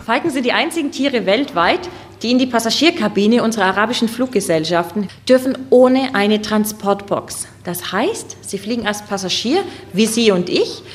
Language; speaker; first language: German; native; German